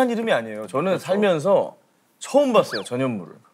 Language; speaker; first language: Korean; native; Korean